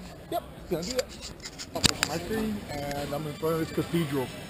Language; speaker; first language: English; early bilingual, other home language; Spanish